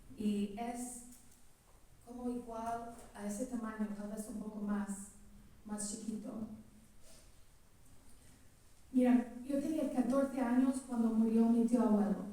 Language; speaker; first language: Spanish; early bilingual, heritage; English